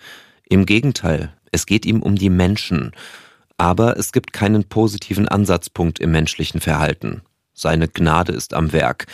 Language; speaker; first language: German; native; German